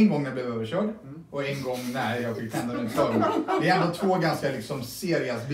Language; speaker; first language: Swedish; native; Swedish